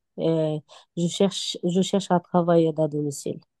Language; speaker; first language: French; non-native, learner; Bangla